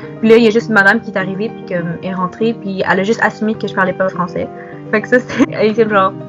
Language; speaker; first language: French; early bilingual, other home language; Arabic